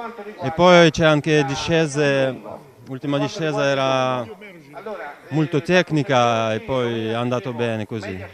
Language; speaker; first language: Italian; non-native, learner; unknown